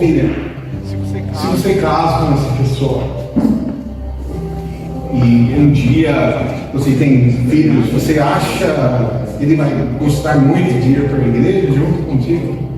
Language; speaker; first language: Portuguese; non-native, fluent; English